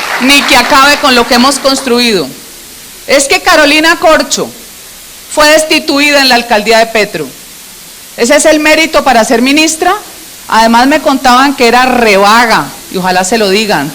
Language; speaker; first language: Spanish; native; Spanish